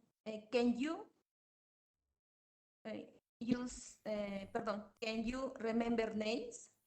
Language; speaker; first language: English; non-native, learner; Spanish